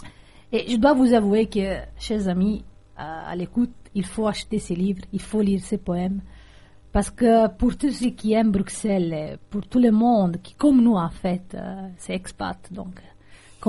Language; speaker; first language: French; non-native, fluent; Italian